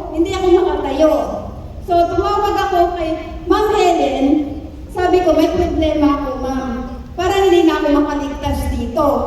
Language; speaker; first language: Filipino; non-native, local second language; Hiligaynon